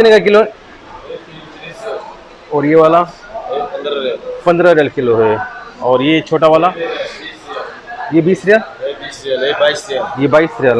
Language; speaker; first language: Hindi; native; Hindi